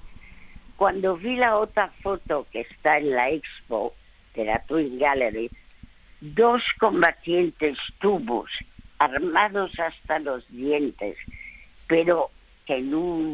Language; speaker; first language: Spanish; early bilingual, other home language; French